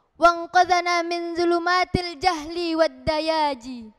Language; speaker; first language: Arabic; non-native, learner; Indonesian